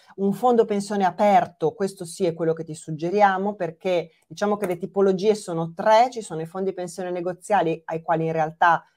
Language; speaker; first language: Italian; native; Italian